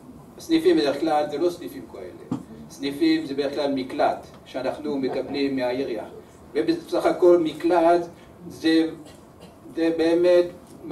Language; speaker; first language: Hebrew; early bilingual, other home language; French